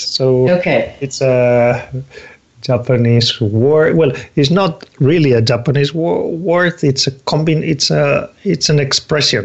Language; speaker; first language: English; non-native, fluent; Spanish